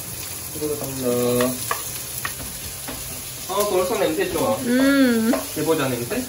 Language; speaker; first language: Korean; non-native, fluent; Japanese